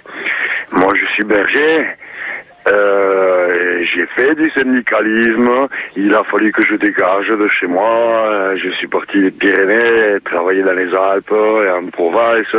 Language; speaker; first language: French; native; French